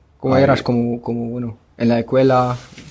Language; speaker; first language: Spanish; non-native, learner; German